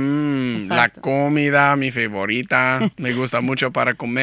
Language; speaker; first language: Spanish; non-native, learner; English